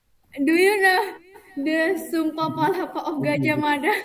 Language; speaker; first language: English; non-native, learner; Indonesian